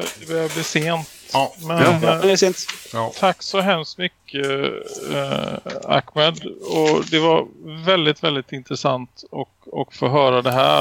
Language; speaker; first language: Swedish; native; Swedish